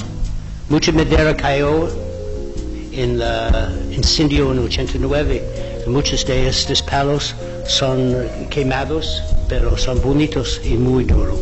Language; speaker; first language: Spanish; non-native, fluent; English